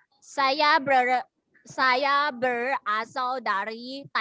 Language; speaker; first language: Indonesian; non-native, learner; Thai